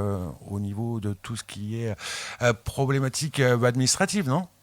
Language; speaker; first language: French; native; French